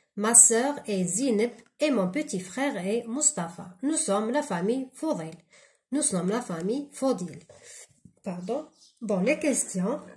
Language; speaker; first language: French; non-native, local second language; Arabic